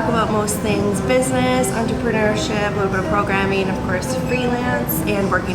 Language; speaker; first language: English; native; English